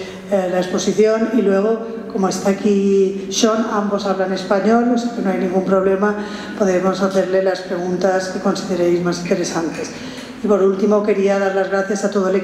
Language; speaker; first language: Spanish; native; Spanish